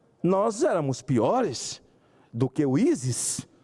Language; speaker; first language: Portuguese; native; Portuguese